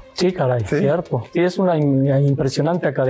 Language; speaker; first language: Spanish; native; Spanish